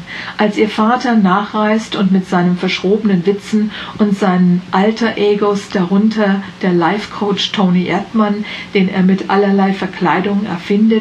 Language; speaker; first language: German; native; German